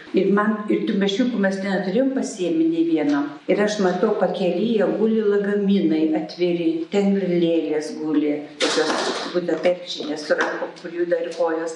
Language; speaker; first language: Lithuanian; early bilingual, other home language; German